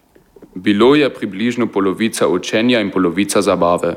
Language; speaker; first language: Slovenian; non-native, learner; German